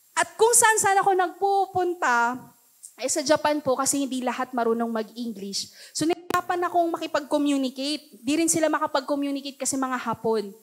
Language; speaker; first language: Filipino; early bilingual, heritage; Filipino